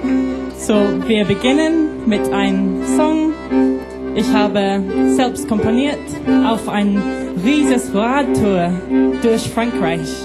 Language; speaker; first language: German; non-native, learner; English